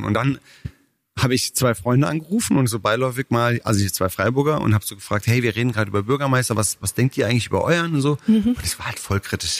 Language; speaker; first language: German; native; German